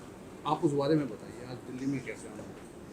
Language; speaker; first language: Hindi; native; Hindi